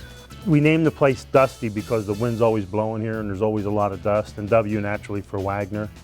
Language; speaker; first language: English; native; English